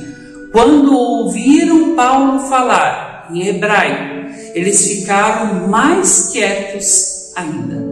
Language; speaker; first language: Portuguese; native; Portuguese